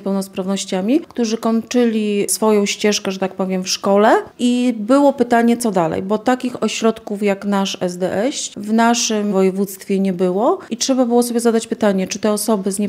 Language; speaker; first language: Polish; native; Polish